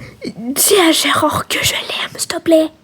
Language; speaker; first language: French; native; French